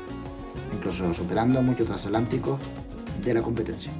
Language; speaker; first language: Spanish; native; Spanish